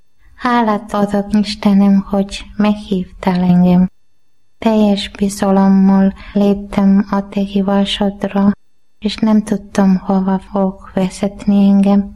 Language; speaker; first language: Hungarian; non-native, learner; Malayalam